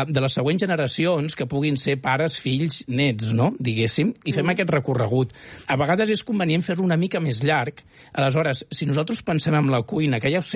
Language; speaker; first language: Catalan; native; Catalan